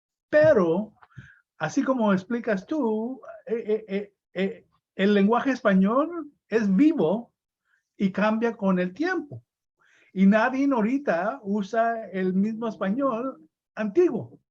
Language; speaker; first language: Spanish; early bilingual, heritage; Spanish